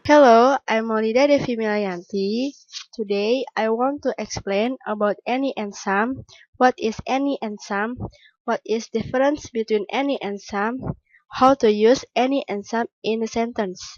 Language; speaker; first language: English; non-native, learner; Indonesian